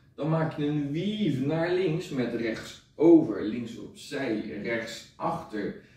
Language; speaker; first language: Dutch; native; Dutch